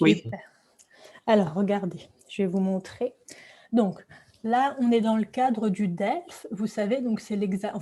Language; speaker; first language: French; native; French